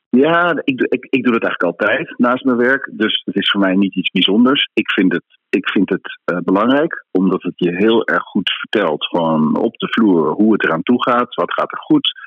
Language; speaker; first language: Dutch; native; Dutch